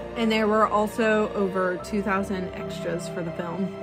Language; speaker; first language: English; native; English